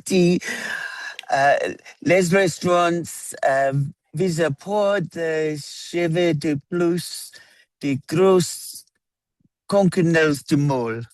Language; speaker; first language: French; non-native, learner; English